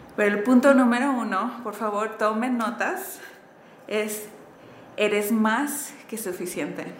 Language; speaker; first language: Spanish; early bilingual, heritage; Spanish